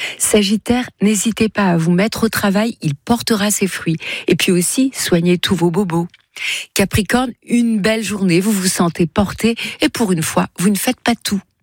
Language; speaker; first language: French; native; French